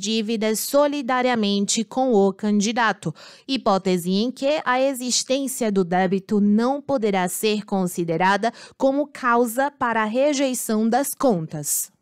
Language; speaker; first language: Portuguese; native; Portuguese